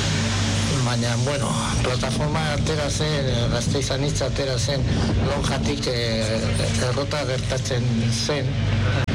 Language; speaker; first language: Basque; non-native, local second language; Spanish